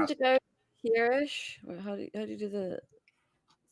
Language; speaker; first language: English; native; English